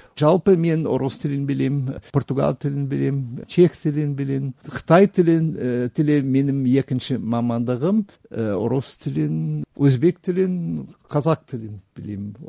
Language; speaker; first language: Kyrgyz; non-native, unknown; English